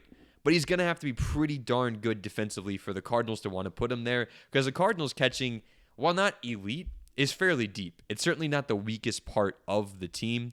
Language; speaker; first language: English; native; English